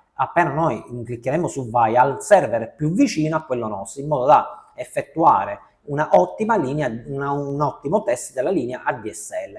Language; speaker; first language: Italian; native; Italian